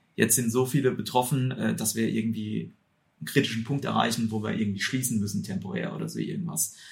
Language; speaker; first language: German; native; German